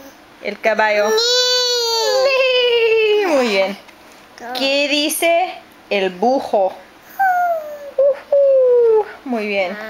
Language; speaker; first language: Spanish; non-native, fluent; English